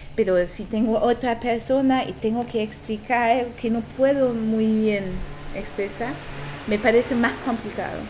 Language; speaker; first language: Spanish; non-native, fluent; German